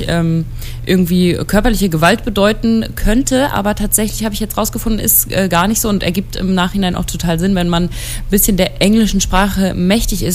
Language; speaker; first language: German; native; German